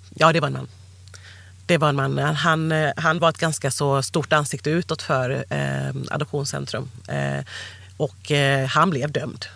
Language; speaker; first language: Swedish; native; Swedish